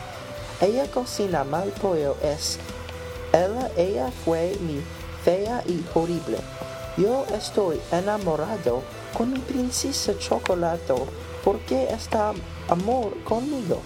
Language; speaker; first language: Spanish; non-native, learner; English